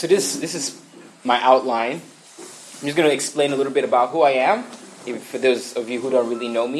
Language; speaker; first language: English; non-native, local second language; Igbo